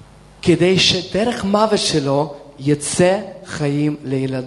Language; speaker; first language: Hebrew; non-native, fluent; Russian